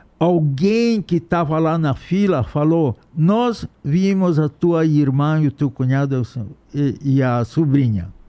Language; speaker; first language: Portuguese; non-native, fluent; Hungarian